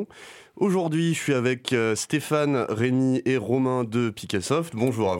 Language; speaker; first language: French; native; French